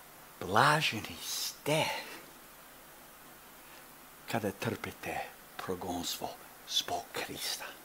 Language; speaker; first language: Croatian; early bilingual, heritage; Croatian